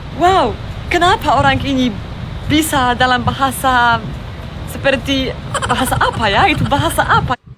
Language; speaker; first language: Indonesian; non-native, fluent; Polish